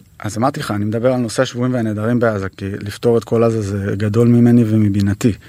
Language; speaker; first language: Hebrew; native; Hebrew